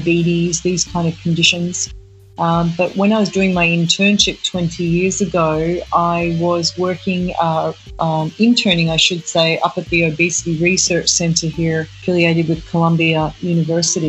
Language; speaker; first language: English; native; English